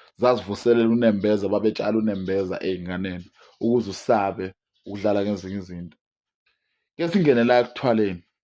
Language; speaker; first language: Zulu; non-native, local second language; Swati